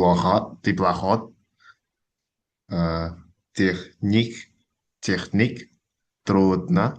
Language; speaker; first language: Russian; non-native, learner; Indonesian